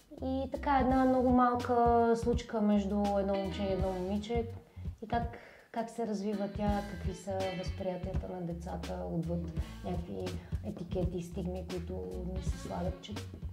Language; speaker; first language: Bulgarian; native; Bulgarian